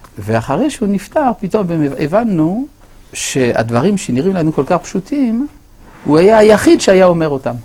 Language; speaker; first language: Hebrew; non-native, fluent; French